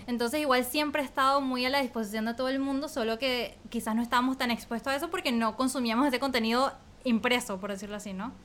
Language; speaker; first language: Spanish; native; Spanish